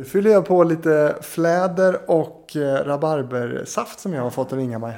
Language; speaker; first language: Swedish; native; Swedish